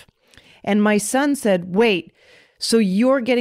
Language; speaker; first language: English; native; English